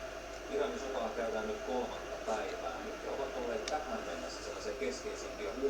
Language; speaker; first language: Finnish; native; Finnish